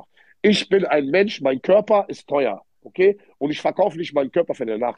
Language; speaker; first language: German; early bilingual, other home language; Arabic